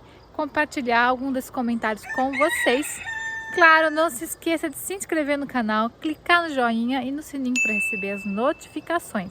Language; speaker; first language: Portuguese; native; Portuguese